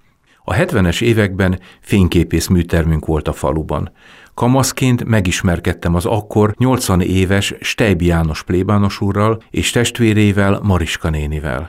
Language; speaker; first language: Hungarian; native; Hungarian